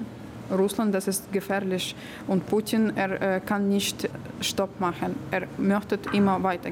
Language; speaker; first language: German; non-native, learner; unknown